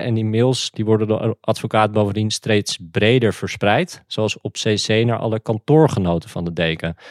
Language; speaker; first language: Dutch; native; Dutch